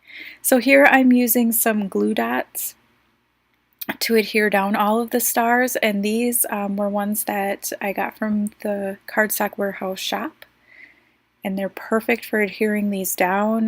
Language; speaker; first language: English; native; English